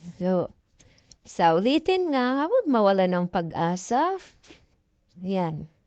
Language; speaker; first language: Filipino; non-native, local second language; Cebuano